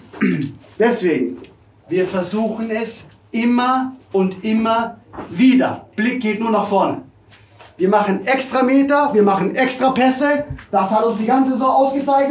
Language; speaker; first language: German; native; German